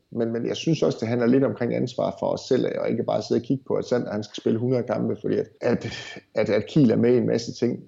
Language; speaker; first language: Danish; native; Danish